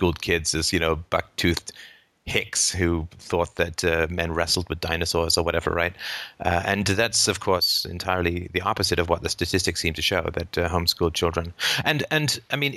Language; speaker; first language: English; native; English